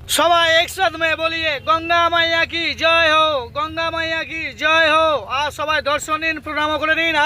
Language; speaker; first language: Hindi; non-native, local second language; Bangla